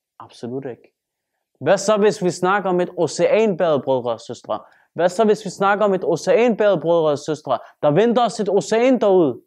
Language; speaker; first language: Danish; early bilingual, other home language; Turkish